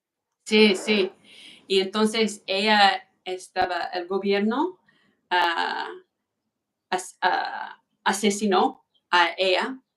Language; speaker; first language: Spanish; non-native, fluent; English